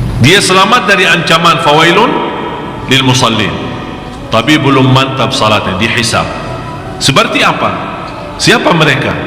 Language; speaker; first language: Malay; non-native, fluent; Arabic